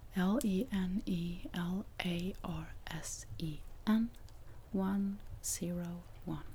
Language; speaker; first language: English; non-native, fluent; Norwegian